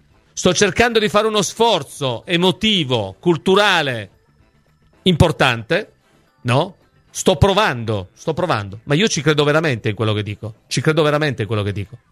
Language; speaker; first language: Italian; native; Italian